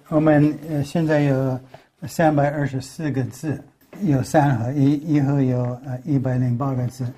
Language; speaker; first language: Chinese; non-native, fluent; English